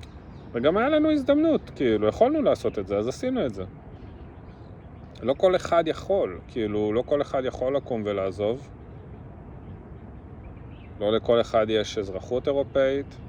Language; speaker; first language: Hebrew; early bilingual, other home language; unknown